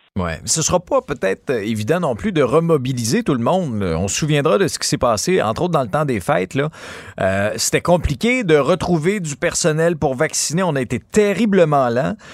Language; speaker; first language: French; native; French